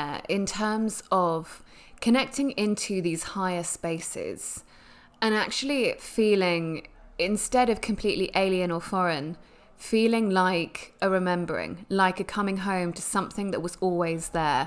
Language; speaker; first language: English; native; English